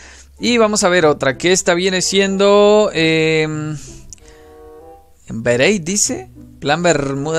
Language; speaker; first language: Spanish; native; Spanish